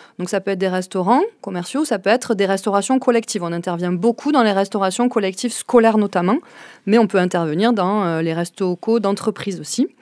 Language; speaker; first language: French; native; French